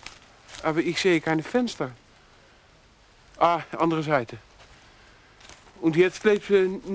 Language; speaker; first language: German; non-native, learner; Dutch